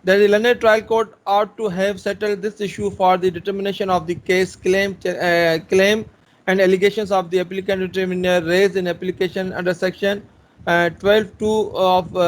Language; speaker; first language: English; non-native, local second language; Urdu